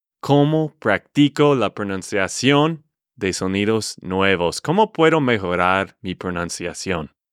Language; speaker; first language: Spanish; non-native, learner; English